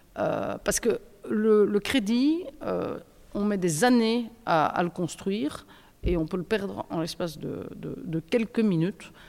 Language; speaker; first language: French; native; French